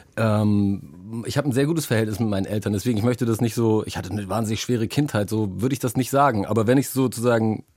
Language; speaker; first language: German; native; German